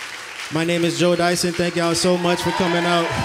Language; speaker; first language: English; native; English